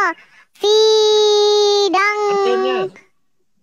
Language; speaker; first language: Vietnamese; non-native, learner; Indonesian